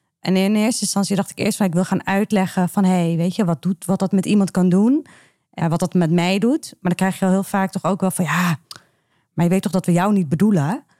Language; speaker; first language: Dutch; early bilingual, other home language; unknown